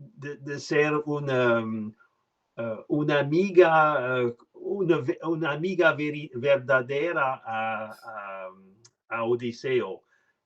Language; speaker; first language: Spanish; non-native, learner; French